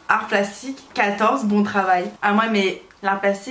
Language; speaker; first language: French; native; French